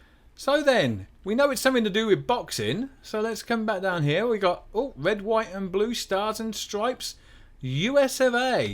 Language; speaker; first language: English; native; English